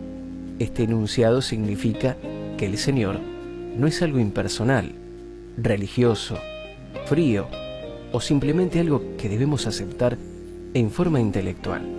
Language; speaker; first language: Spanish; native; Spanish